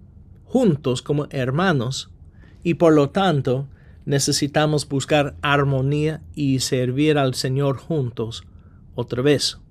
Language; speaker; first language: Spanish; non-native, fluent; English